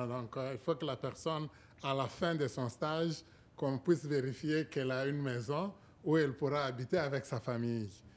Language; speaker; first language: French; non-native, local second language; Swahili